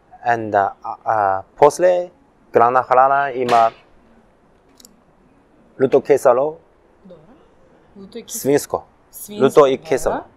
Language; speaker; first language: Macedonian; non-native, learner; Chinese